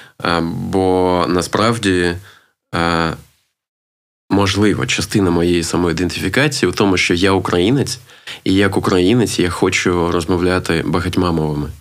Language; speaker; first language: Ukrainian; non-native, local second language; Russian